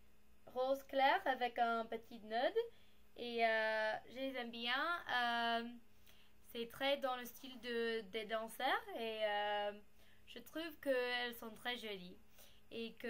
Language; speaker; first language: French; non-native, learner; English